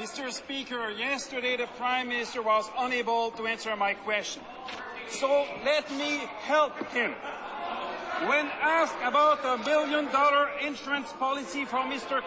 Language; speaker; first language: English; non-native, fluent; French